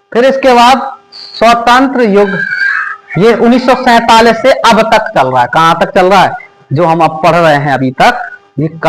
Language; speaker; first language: Hindi; native; Hindi